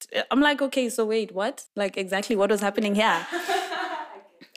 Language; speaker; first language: English; non-native, local second language; Swati